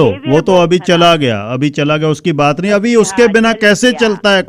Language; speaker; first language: Hindi; non-native, local second language; Punjabi